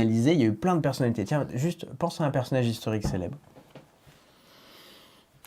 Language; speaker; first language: French; native; French